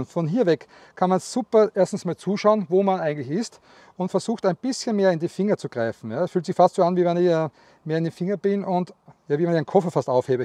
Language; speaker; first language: German; native; German